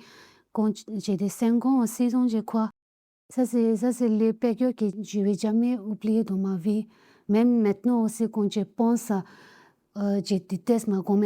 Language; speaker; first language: French; non-native, learner; Tibetan